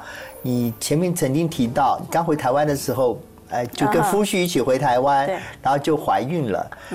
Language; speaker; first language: Chinese; native; Chinese